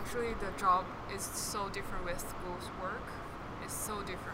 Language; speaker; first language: English; non-native, fluent; Chinese